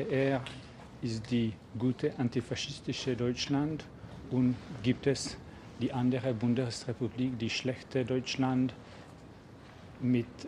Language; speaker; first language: German; non-native, learner; English